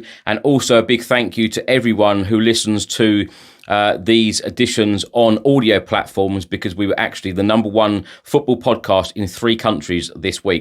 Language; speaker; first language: English; native; English